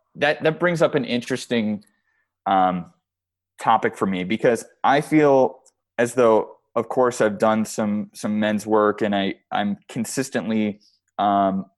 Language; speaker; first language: English; native; English